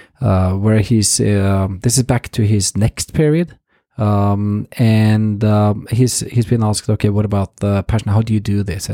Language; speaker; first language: English; non-native, fluent; Norwegian